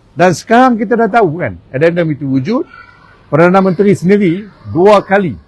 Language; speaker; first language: Malay; native; Malay